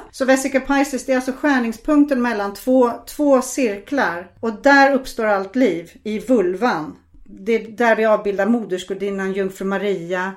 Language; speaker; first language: Swedish; non-native, fluent; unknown